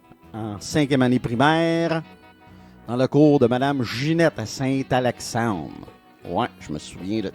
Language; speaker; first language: French; native; French